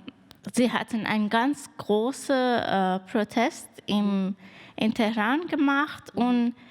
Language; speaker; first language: German; non-native, fluent; Persian